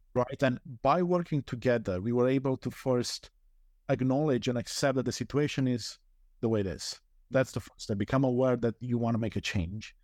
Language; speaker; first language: English; non-native, fluent; Romanian